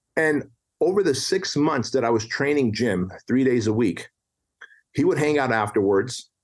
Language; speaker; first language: English; early bilingual, other home language; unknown